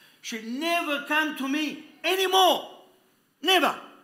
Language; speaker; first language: English; non-native, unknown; Romanian